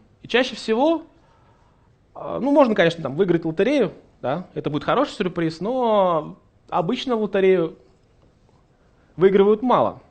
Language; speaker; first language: Russian; native; Russian